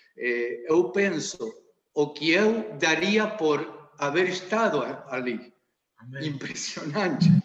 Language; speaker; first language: Portuguese; non-native, learner; Spanish